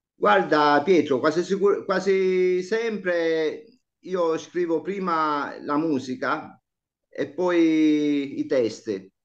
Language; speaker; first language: Italian; native; Italian